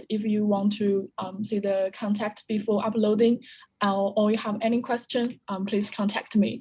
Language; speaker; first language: English; non-native, fluent; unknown